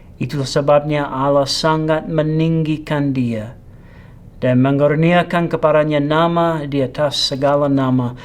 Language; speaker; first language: Malay; non-native, fluent; English